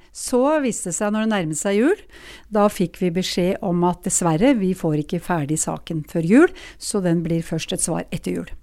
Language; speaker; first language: Norwegian; native; Norwegian